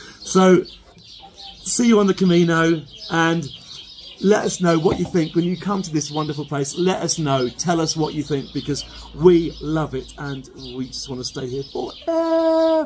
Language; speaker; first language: English; native; English